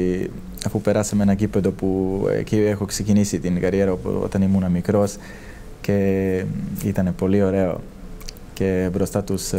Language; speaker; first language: Greek; non-native, fluent; Serbian